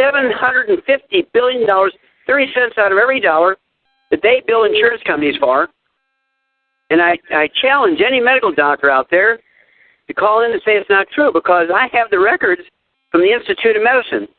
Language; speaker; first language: English; native; English